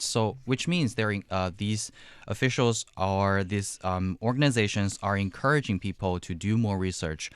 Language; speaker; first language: English; non-native, fluent; Chinese